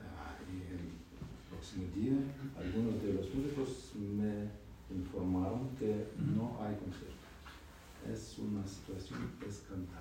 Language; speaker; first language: Spanish; non-native, learner; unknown